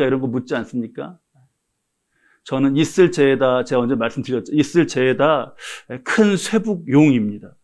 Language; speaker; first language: Korean; native; Korean